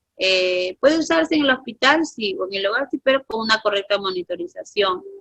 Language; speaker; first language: Spanish; native; Spanish